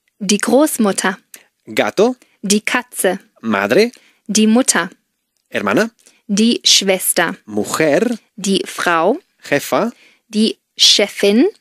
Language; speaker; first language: German; non-native, fluent; Spanish